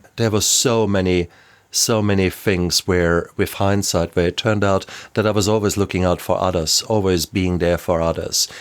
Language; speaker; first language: English; non-native, fluent; German